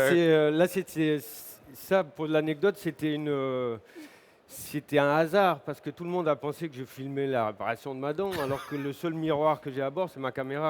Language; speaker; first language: French; native; French